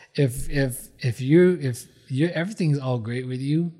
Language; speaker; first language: English; early bilingual, other home language; Filipino